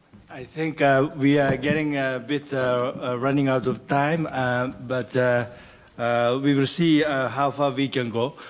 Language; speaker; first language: English; non-native, fluent; Japanese